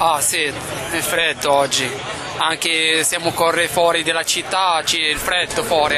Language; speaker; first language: Italian; non-native, learner; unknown